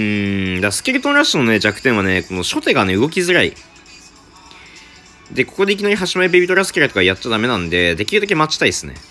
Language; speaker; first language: Japanese; native; Japanese